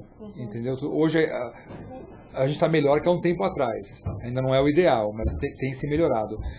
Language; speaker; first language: Portuguese; native; Portuguese